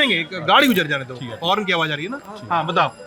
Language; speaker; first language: Hindi; native; Hindi